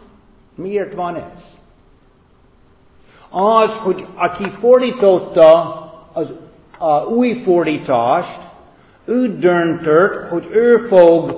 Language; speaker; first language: Hungarian; non-native, fluent; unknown